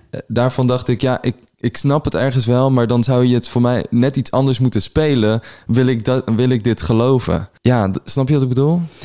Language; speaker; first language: Dutch; early bilingual, other home language; Persian